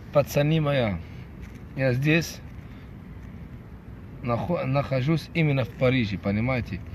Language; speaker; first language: Russian; non-native, fluent; Arabic